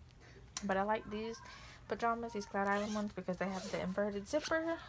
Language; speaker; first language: English; native; English